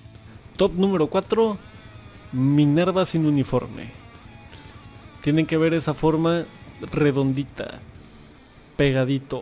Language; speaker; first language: Spanish; native; Spanish